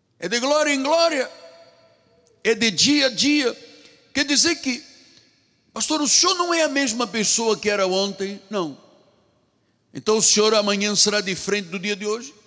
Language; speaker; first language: Portuguese; native; Portuguese